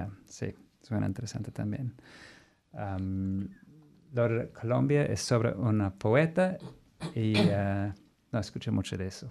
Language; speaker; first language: Spanish; non-native, fluent; English